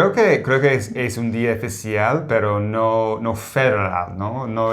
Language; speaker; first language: Spanish; non-native, fluent; English